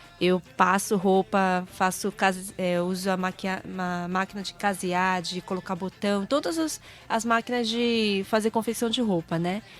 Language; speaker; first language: Portuguese; early bilingual, other home language; Korean